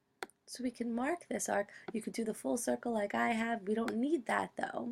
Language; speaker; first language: English; native; English